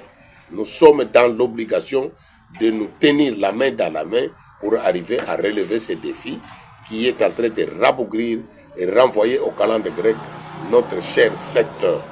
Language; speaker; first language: French; non-native, local second language; Kongo